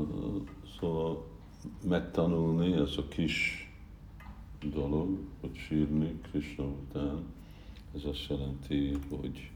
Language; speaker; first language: Hungarian; early bilingual, heritage; Hungarian